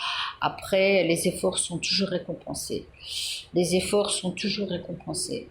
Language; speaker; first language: French; native; French